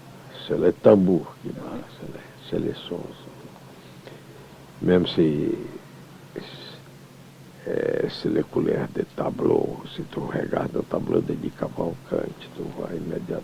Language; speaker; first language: French; non-native, fluent; Portuguese